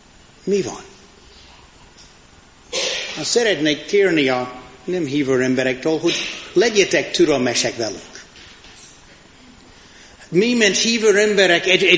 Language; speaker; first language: Hungarian; non-native, fluent; English